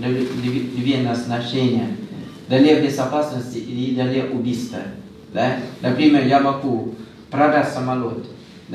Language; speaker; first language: Russian; non-native, fluent; Thai